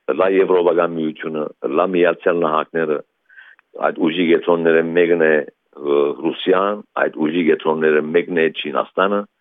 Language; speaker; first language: Armenian; early bilingual, heritage; Armenian